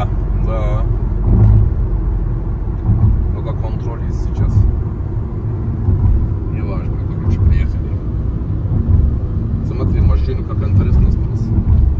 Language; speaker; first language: Russian; non-native, learner; Turkish